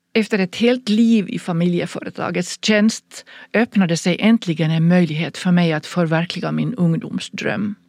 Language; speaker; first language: Swedish; native; Swedish